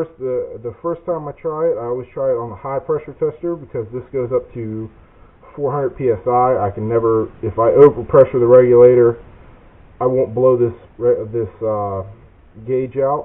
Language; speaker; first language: English; native; English